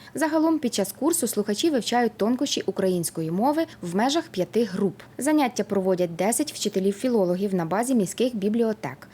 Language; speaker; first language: Ukrainian; native; Ukrainian